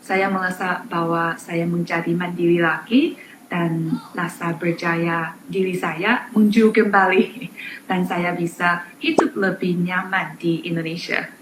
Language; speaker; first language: Indonesian; non-native, fluent; Chinese